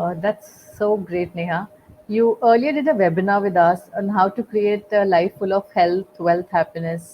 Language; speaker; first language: English; non-native, local second language; Hindi